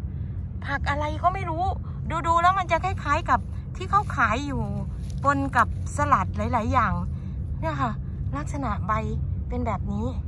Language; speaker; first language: Thai; native; Thai